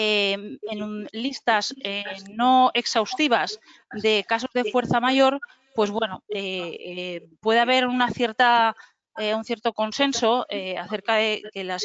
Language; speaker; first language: Spanish; native; Spanish